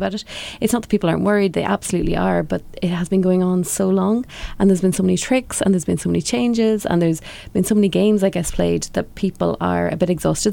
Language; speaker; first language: English; native; English